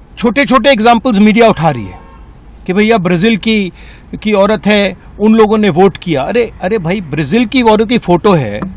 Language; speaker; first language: Hindi; native; Hindi